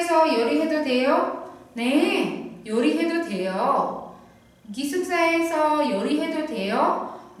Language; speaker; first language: Korean; non-native, fluent; Indonesian